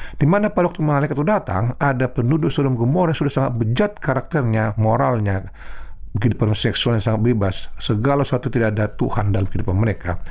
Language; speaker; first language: Indonesian; non-native, local second language; Batak Toba